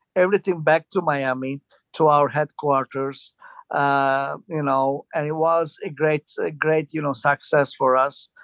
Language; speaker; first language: English; non-native, fluent; Turkish